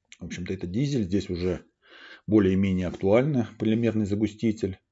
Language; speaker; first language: Russian; native; Russian